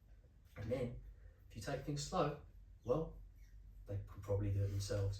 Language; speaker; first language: English; native; English